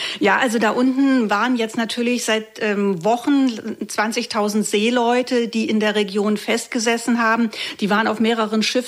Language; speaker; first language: German; native; German